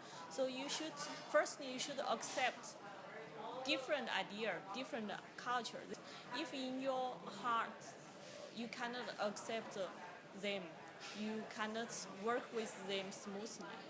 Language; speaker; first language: English; non-native, learner; Chinese